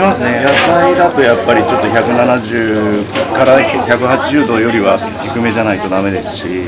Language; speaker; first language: Japanese; native; Japanese